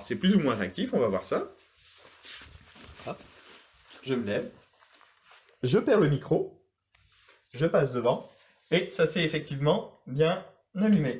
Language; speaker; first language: French; native; French